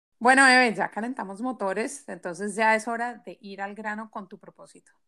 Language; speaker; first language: Spanish; native; Spanish